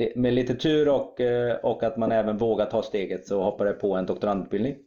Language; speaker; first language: Swedish; early bilingual, other home language; German